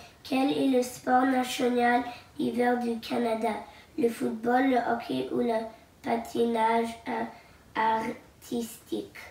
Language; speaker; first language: French; non-native, local second language; English